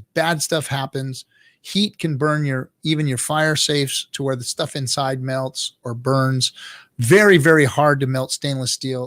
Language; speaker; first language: English; native; English